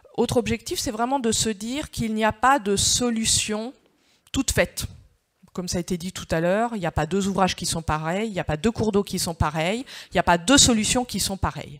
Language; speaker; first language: French; native; French